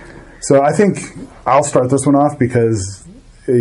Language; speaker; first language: English; native; English